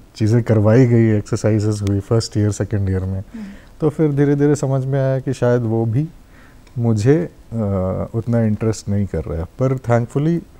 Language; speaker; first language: Hindi; non-native, local second language; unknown